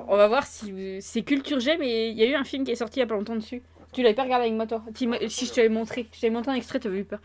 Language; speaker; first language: French; native; French